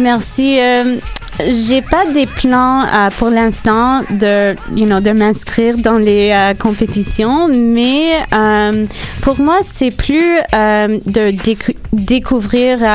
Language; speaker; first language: French; non-native, local second language; English